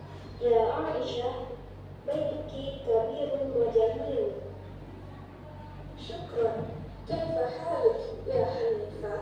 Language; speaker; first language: Arabic; non-native, learner; Indonesian